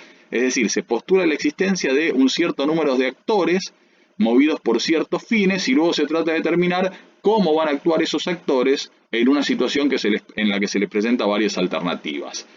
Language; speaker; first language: Spanish; native; Spanish